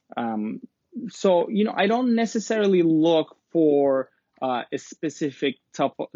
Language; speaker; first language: English; non-native, fluent; Turkish